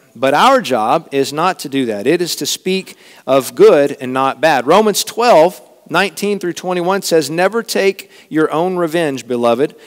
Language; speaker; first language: English; native; English